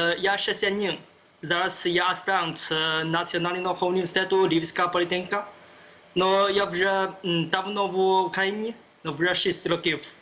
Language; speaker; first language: Ukrainian; non-native, learner; Chinese